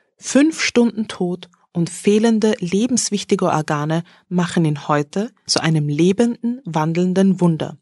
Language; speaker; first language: German; native; German